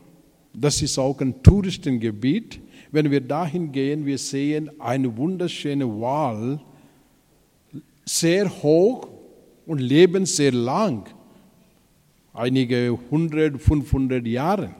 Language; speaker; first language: German; non-native, fluent; Telugu